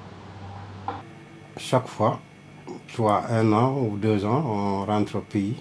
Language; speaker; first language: French; non-native, local second language; Fula